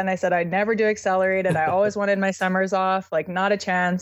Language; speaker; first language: English; native; English